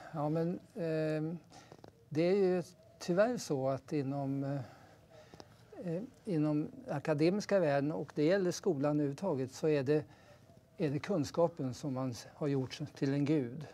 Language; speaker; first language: Swedish; native; Swedish